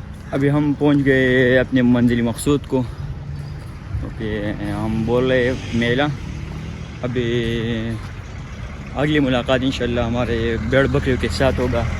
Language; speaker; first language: Hindi; non-native, local second language; Pashto